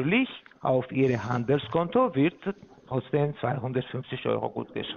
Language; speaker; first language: German; non-native, fluent; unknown